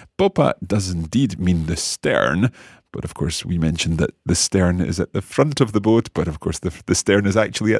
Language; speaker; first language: English; native; English